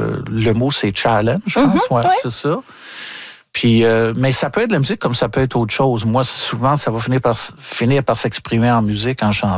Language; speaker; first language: French; native; French